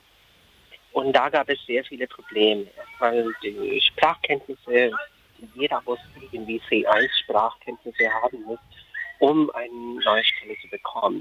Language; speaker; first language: German; non-native, fluent; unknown